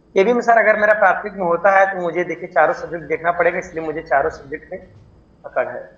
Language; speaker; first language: Hindi; native; Hindi